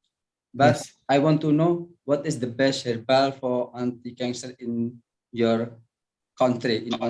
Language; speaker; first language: English; non-native, learner; Indonesian